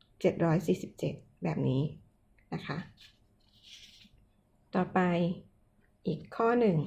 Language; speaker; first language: Thai; native; Thai